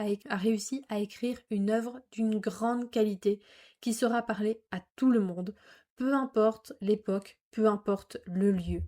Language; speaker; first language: French; native; French